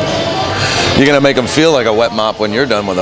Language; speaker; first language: English; native; English